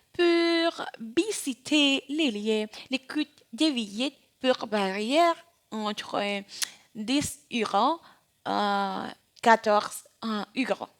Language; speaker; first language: French; non-native, learner; Spanish